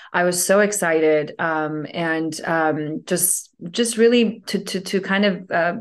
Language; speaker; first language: English; early bilingual, other home language; Persian